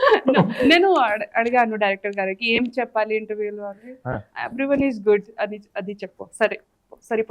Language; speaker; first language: Telugu; non-native, learner; Hindi